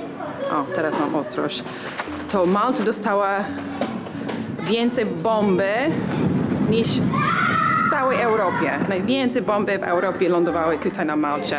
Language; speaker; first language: Polish; non-native, fluent; English